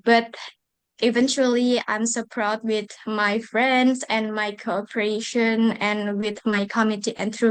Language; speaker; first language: English; non-native, learner; Indonesian